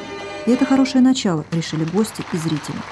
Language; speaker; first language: Russian; native; Russian